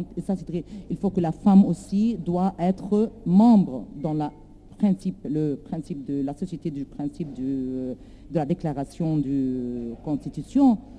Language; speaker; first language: French; non-native, learner; Arabic